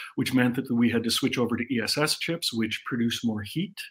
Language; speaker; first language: English; native; English